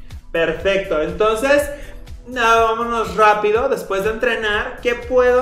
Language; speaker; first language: Spanish; native; Spanish